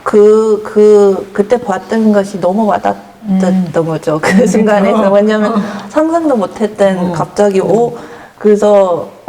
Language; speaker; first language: Korean; early bilingual, other home language; English